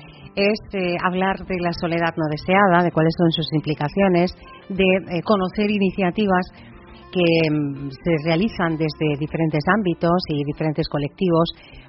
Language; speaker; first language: Spanish; native; Spanish